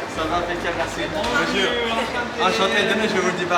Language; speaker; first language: French; native; French